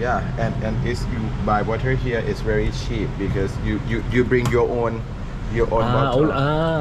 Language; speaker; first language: English; non-native, fluent; Thai